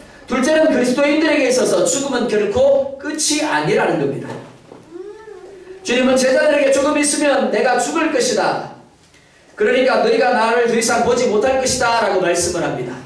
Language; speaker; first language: Korean; native; Korean